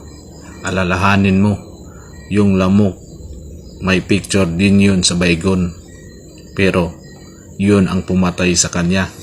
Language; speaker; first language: Filipino; native; Filipino